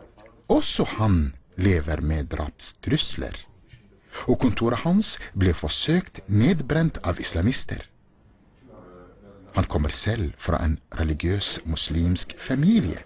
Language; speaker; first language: Norwegian; non-native, fluent; Arabic